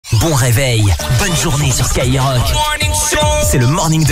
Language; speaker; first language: French; native; French